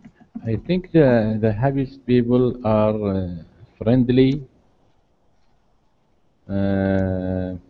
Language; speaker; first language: English; non-native, learner; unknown